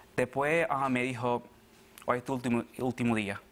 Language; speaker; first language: Spanish; early bilingual, other home language; Arabic